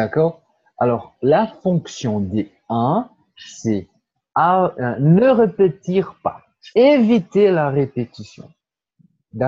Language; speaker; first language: French; non-native, fluent; Portuguese